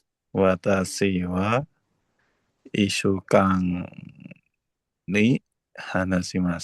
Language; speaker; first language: Japanese; non-native, learner; Indonesian